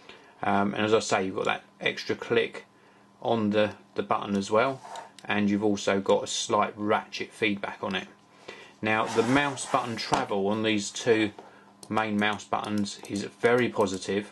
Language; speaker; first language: English; native; English